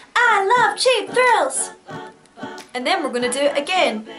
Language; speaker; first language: English; native; English